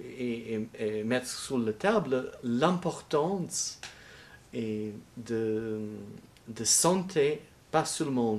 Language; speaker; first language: French; non-native, learner; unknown